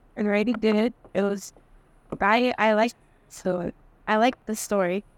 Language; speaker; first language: English; native; English